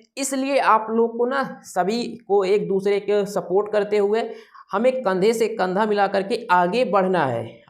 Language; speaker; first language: Hindi; native; Hindi